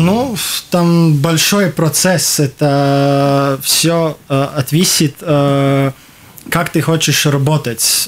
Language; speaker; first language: Russian; non-native, local second language; Latvian